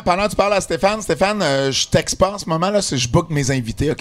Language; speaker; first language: French; native; French